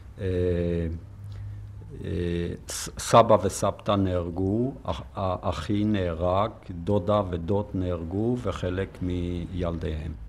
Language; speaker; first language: Hebrew; non-native, fluent; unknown